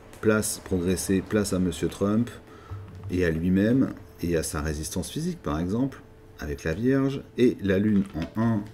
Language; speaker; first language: French; native; French